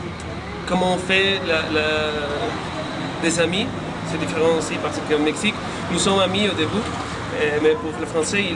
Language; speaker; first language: French; non-native, fluent; Spanish